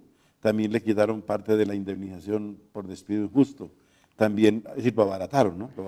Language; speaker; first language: Spanish; native; Spanish